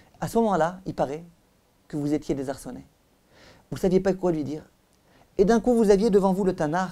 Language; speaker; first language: French; native; French